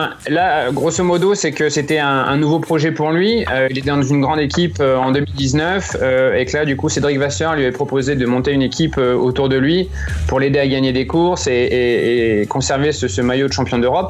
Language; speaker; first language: French; native; French